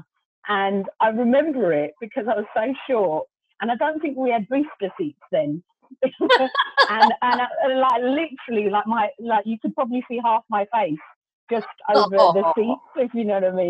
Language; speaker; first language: English; non-native, local second language; Gujarati